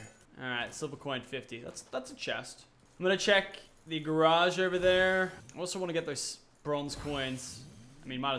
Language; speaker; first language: English; native; English